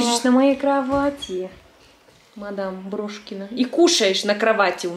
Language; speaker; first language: Russian; native; Russian